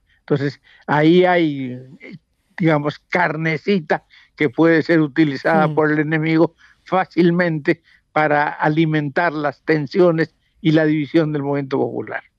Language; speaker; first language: Spanish; native; Spanish